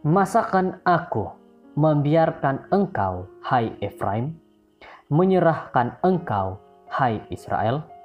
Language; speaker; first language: Indonesian; native; Indonesian